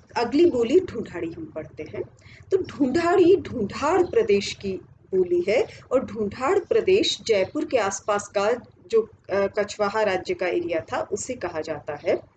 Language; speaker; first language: Hindi; native; Hindi